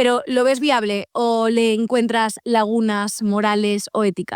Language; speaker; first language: Spanish; native; Spanish